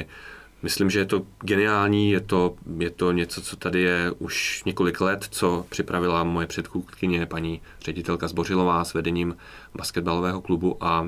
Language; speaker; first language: Czech; native; Czech